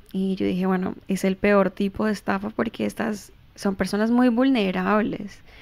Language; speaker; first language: Spanish; early bilingual, heritage; Spanish